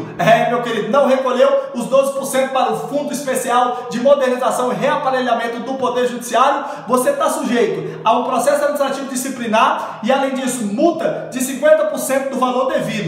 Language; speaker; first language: Portuguese; native; Portuguese